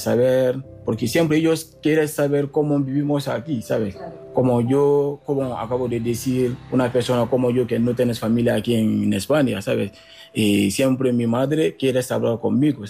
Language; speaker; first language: Spanish; non-native, learner; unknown